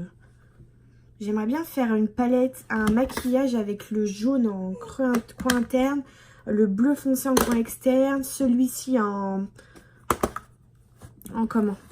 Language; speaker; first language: French; native; French